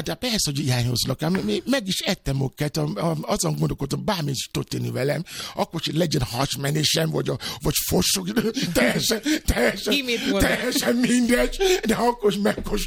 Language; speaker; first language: Hungarian; non-native, fluent; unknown